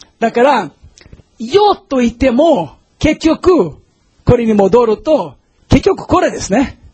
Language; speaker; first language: Japanese; non-native, fluent; English